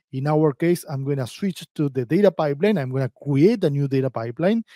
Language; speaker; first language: English; non-native, fluent; Spanish